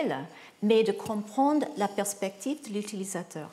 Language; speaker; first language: French; non-native, fluent; English